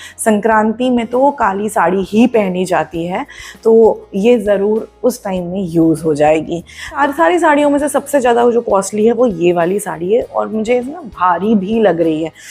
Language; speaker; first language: Hindi; non-native, local second language; Marathi